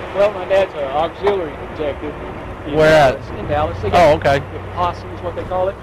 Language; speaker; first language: English; native; English